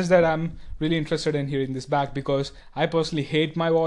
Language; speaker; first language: English; non-native, local second language; Tamil